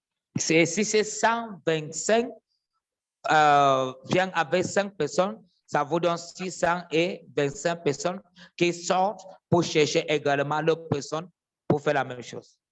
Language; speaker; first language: French; non-native, fluent; English